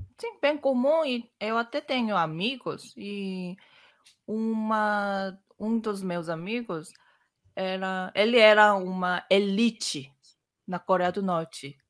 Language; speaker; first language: Portuguese; non-native, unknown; Korean